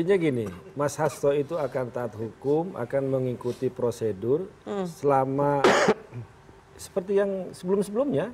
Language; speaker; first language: Indonesian; native; Indonesian